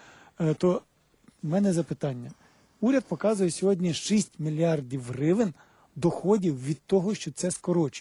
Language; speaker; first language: Ukrainian; native; Ukrainian